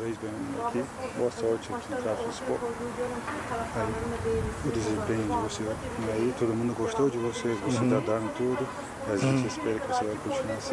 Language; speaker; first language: Portuguese; non-native, fluent; Turkish